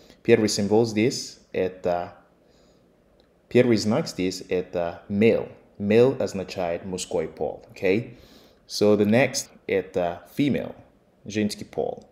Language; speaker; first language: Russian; non-native, fluent; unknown